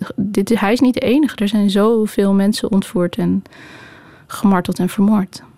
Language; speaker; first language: Dutch; native; Dutch